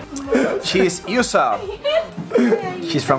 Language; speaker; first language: English; non-native, learner; Spanish